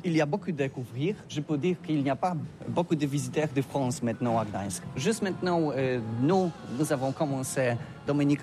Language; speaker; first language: French; non-native, learner; Polish